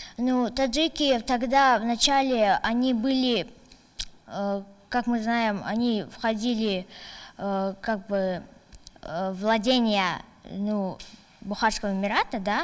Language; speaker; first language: Russian; non-native, local second language; Tajik